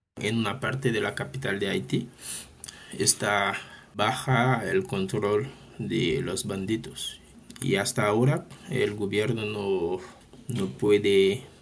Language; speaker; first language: Spanish; non-native, fluent; Haitian Creole